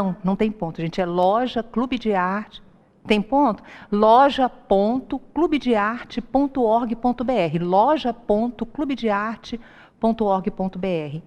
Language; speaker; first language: Portuguese; native; Portuguese